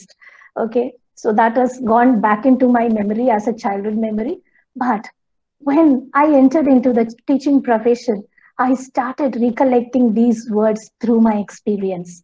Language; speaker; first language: English; non-native, local second language; Malayalam